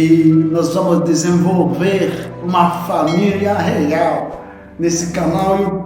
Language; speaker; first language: Portuguese; non-native, fluent; Haitian Creole